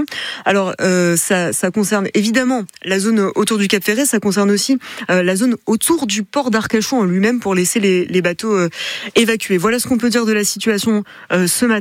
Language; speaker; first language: French; native; French